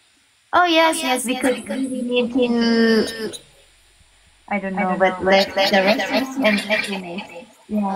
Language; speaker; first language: English; non-native, fluent; Japanese